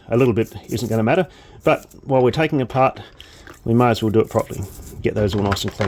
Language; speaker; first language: English; native; English